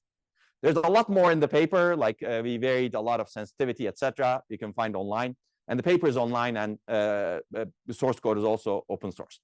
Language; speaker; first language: English; non-native, fluent; Turkish